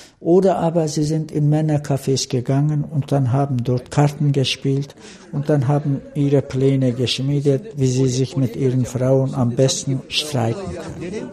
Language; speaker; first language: German; non-native, fluent; Turkish